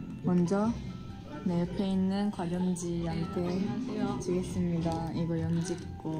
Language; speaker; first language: Korean; non-native, fluent; Japanese